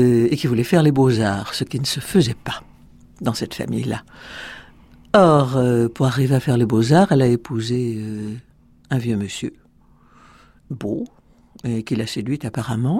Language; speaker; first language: French; native; French